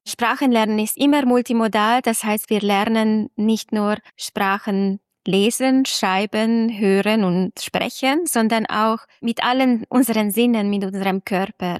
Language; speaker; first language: German; non-native, fluent; Hungarian